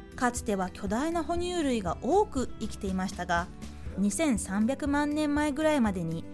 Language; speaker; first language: Japanese; native; Japanese